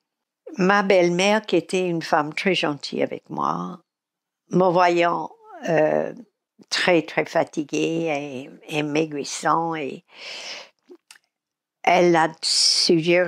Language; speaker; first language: French; non-native, fluent; English